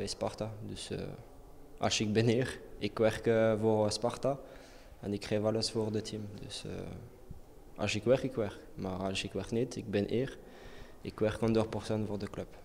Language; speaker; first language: Dutch; non-native, learner; French